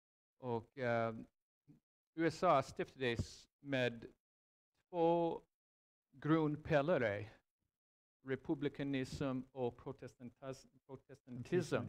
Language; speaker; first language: Swedish; non-native, fluent; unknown